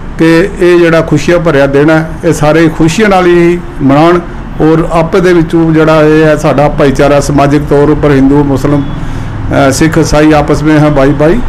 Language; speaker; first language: Punjabi; native; Punjabi